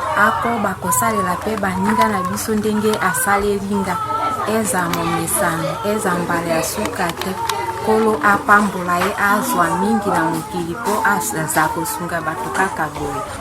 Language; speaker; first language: Lingala; native; Lingala